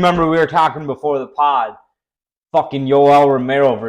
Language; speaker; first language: English; native; English